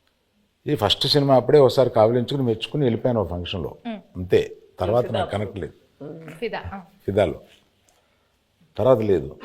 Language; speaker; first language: Telugu; native; Telugu